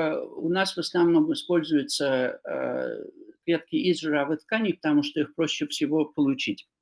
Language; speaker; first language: Russian; non-native, fluent; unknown